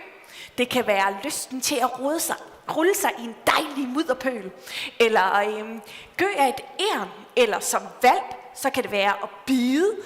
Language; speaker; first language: Danish; native; Danish